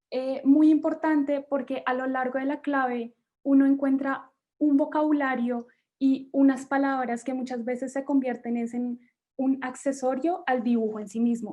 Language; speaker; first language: Spanish; native; Spanish